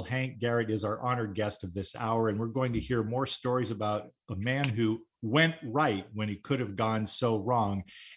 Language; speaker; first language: English; native; English